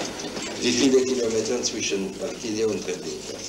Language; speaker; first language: German; non-native, fluent; French